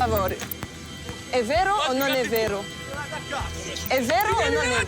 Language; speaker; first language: Italian; non-native, learner; French